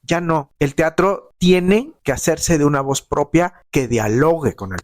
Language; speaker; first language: Spanish; native; Spanish